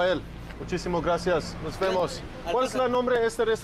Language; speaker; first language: Spanish; non-native, learner; English